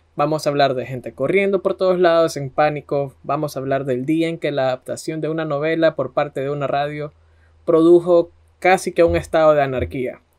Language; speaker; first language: Spanish; native; Spanish